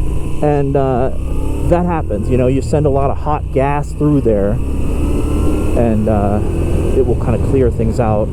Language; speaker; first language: English; native; English